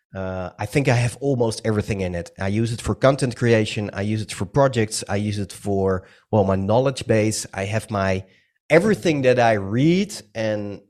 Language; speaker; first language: English; non-native, fluent; Dutch